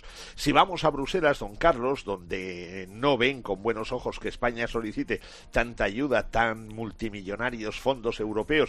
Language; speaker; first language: Spanish; native; Spanish